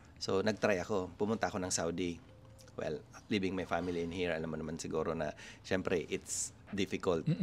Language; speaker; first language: Filipino; non-native, local second language; Masbatenyo